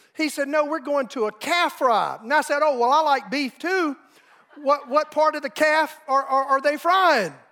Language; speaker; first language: English; native; English